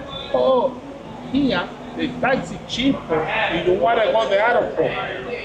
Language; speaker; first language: English; non-native, learner; Spanish